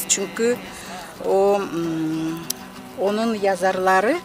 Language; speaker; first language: Turkish; non-native, learner; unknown